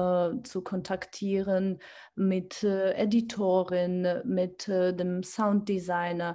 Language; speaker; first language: German; non-native, fluent; Georgian